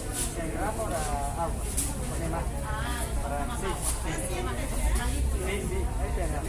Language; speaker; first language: Spanish; non-native, learner; Hmong